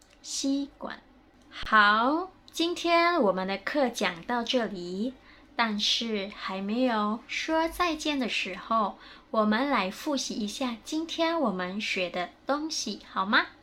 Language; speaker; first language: Chinese; non-native, fluent; Indonesian